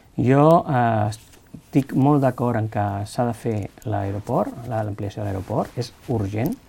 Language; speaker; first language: Catalan; native; Catalan